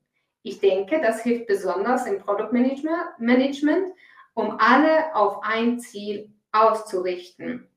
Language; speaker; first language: German; non-native, fluent; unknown